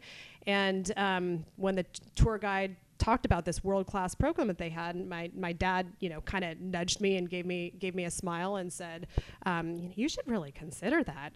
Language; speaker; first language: English; native; English